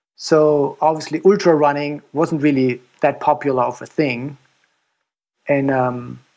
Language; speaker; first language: English; non-native, fluent; German